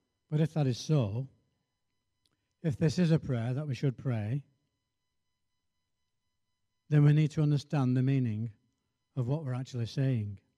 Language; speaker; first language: English; native; English